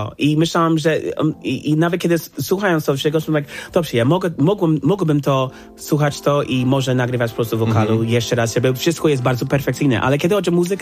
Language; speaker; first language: Polish; non-native, fluent; English